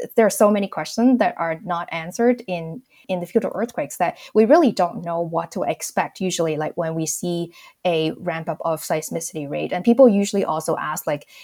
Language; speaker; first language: English; non-native, local second language; Cantonese